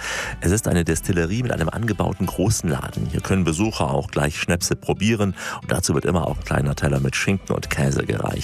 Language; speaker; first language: German; native; German